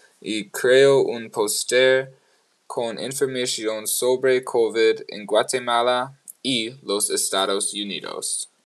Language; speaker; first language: Spanish; non-native, learner; English